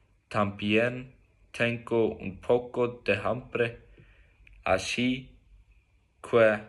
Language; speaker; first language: Spanish; non-native, learner; Icelandic